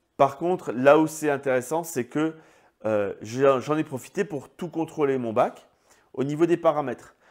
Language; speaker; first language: French; native; French